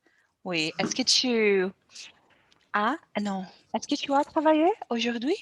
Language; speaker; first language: French; non-native, learner; Portuguese